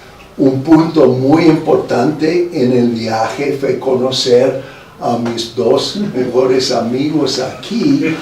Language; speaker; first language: Spanish; non-native, fluent; English